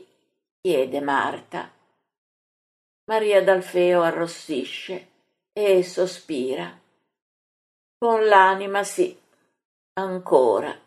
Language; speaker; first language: Italian; native; Italian